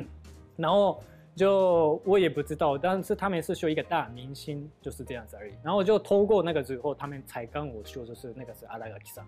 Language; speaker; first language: Chinese; non-native, fluent; Japanese